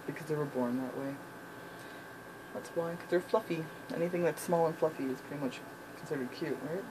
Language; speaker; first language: English; native; English